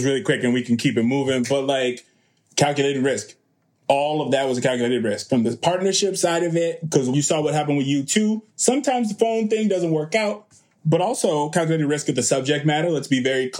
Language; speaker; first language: English; native; English